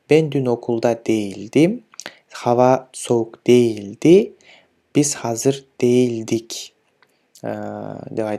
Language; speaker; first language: Turkish; non-native, fluent; Kyrgyz